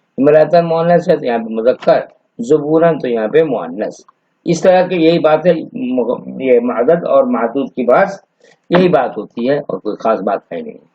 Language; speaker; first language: Urdu; native; Urdu